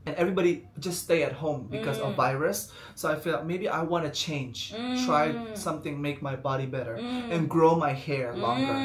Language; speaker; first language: English; non-native, fluent; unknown